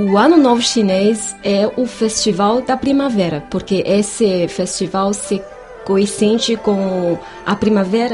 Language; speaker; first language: Portuguese; non-native, fluent; Chinese